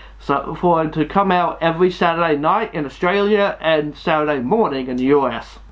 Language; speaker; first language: English; native; English